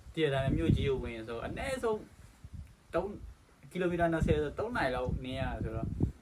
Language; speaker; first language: Burmese; non-native, local second language; Shan